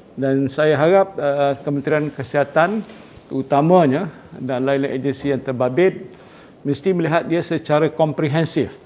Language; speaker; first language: Malay; native; Malay